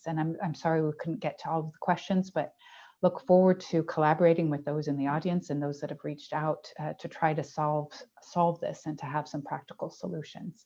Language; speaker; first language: English; native; English